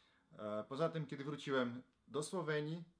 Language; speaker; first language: Polish; non-native, fluent; Slovenian